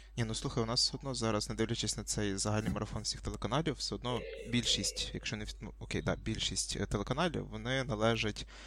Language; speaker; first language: Ukrainian; native; Ukrainian